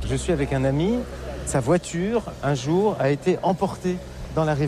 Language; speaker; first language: French; native; French